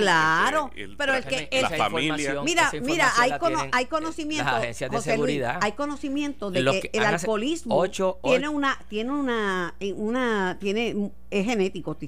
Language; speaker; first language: Spanish; native; Spanish